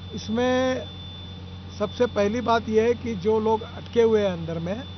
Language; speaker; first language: Hindi; non-native, local second language; Marathi